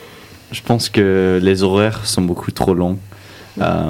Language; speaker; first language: French; non-native, fluent; English